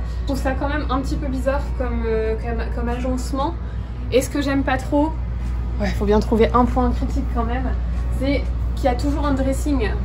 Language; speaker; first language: French; native; French